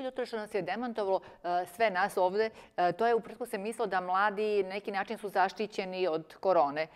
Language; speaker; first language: Serbian; native; Serbian